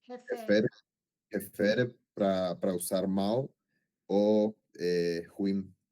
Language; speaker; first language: Portuguese; non-native, learner; Spanish